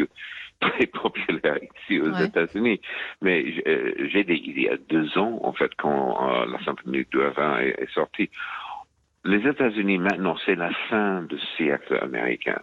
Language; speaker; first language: French; non-native, fluent; English